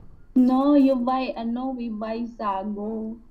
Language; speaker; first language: English; non-native, learner; Filipino